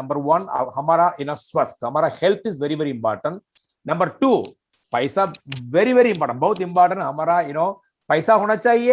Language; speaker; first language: Hindi; non-native, fluent; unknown